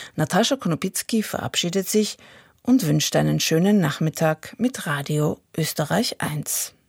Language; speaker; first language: German; native; German